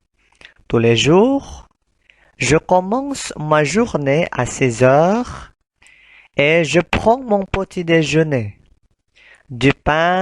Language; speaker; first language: French; non-native, fluent; Indonesian